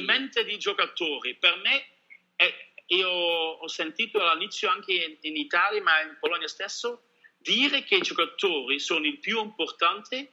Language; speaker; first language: Italian; non-native, learner; Dutch